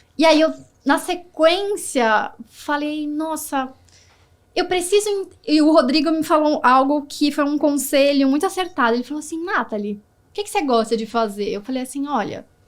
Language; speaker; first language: Portuguese; native; Portuguese